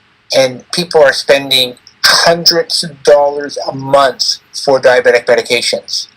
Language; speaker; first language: English; native; English